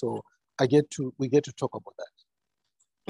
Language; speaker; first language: English; non-native, local second language; Shona